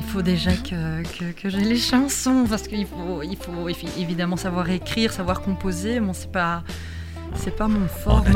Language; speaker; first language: French; native; French